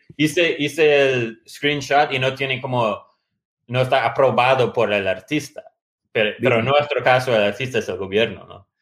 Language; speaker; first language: Spanish; non-native, fluent; English